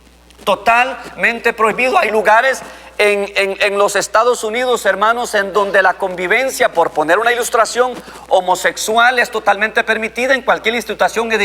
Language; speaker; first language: Spanish; native; Spanish